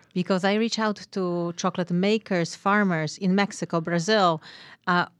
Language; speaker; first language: English; non-native, fluent; Polish